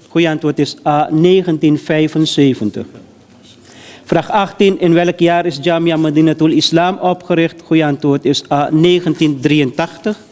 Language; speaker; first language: Dutch; early bilingual, other home language; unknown